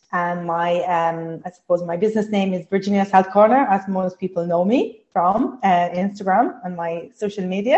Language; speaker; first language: English; non-native, fluent; Italian